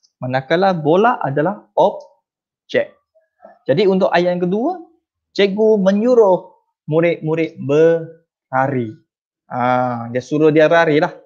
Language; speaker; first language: Malay; non-native, local second language; Chinese